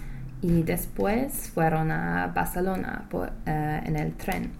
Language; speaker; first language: Spanish; non-native, learner; English